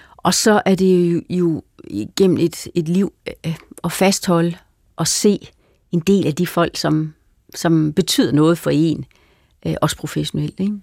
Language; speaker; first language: Danish; native; Danish